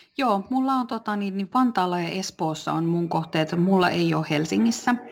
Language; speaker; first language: Finnish; native; Finnish